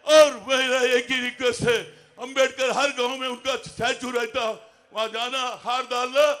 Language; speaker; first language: Hindi; non-native, local second language; Telugu